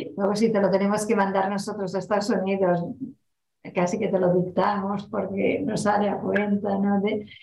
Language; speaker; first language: Spanish; non-native, local second language; Catalan